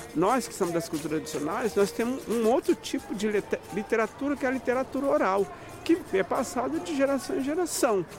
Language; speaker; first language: Portuguese; native; Portuguese